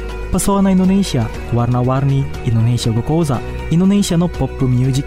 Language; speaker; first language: Japanese; non-native, fluent; Indonesian